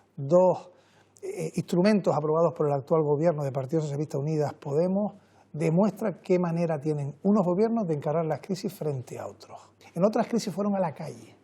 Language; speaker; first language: Spanish; native; Spanish